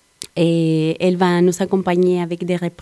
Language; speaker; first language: French; non-native, learner; Spanish